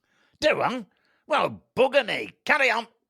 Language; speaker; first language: English; native; English